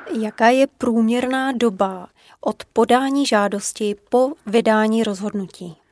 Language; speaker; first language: Czech; native; Czech